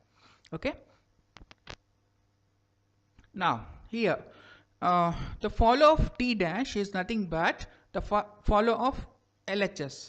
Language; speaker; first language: English; non-native, local second language; Kannada